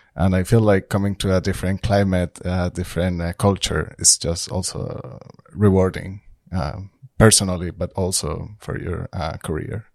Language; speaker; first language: English; non-native, fluent; Spanish